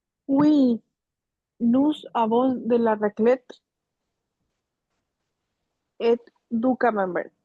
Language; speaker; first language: French; non-native, learner; Spanish